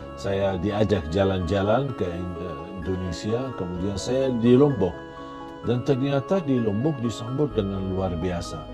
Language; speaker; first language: Indonesian; non-native, fluent; Arabic